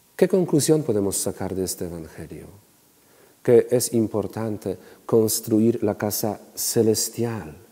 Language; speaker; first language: Spanish; non-native, fluent; Polish